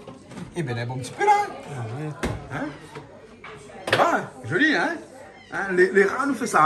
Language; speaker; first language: French; native; French